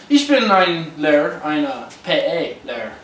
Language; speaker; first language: German; non-native, learner; English